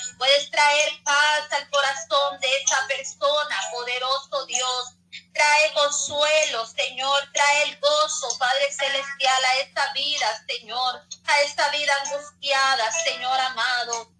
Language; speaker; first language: Spanish; native; Spanish